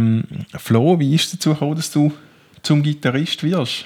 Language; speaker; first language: German; native; German